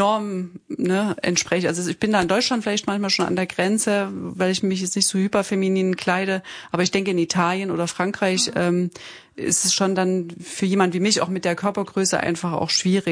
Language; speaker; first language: German; native; German